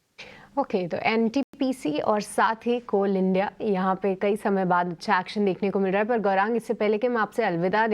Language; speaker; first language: Hindi; native; Hindi